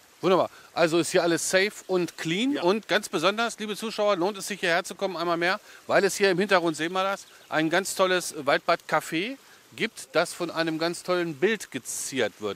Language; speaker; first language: German; native; German